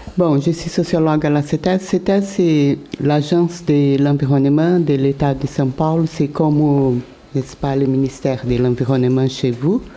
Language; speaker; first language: French; non-native, learner; Portuguese